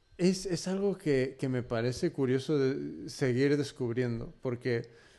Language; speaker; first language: Spanish; early bilingual, heritage; Spanish